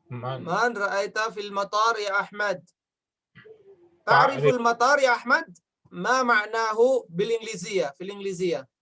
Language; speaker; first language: Arabic; non-native, fluent; Filipino